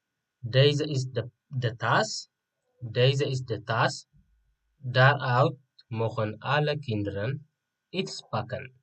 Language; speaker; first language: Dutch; non-native, fluent; Tigrinya